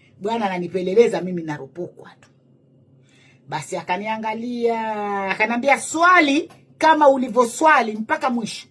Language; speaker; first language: Swahili; native; Swahili